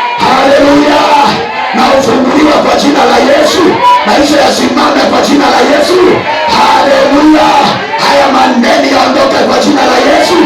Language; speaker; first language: Swahili; non-native, local second language; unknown